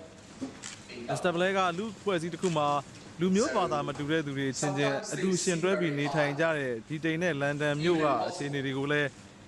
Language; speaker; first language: Burmese; native; Burmese